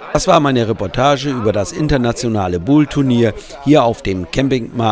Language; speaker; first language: German; native; German